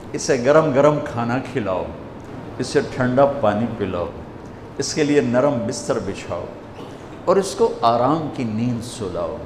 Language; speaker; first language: Urdu; non-native, local second language; Punjabi